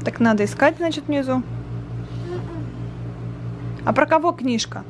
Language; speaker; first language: Russian; native; Russian